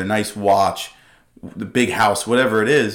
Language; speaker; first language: English; native; English